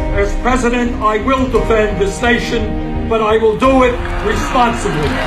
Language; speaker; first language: English; native; English